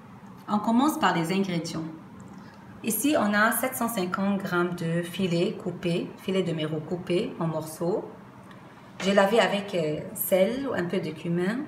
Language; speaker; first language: French; non-native, fluent; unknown